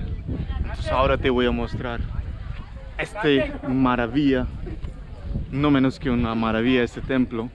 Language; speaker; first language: Spanish; non-native, fluent; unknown